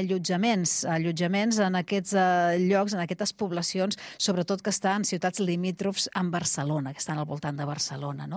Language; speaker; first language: Catalan; native; Catalan